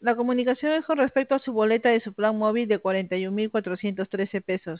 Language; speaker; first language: Spanish; native; Spanish